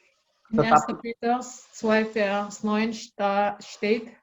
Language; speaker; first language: German; non-native, learner; Indonesian